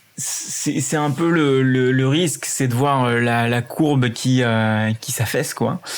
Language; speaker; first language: French; early bilingual, other home language; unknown